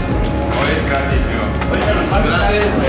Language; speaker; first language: Spanish; non-native, learner; English